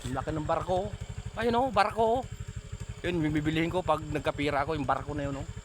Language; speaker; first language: Filipino; native; Filipino